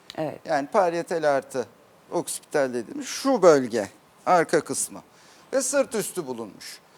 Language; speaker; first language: Turkish; native; Turkish